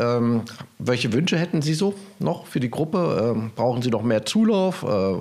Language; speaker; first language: German; native; German